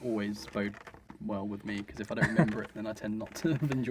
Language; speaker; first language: English; native; English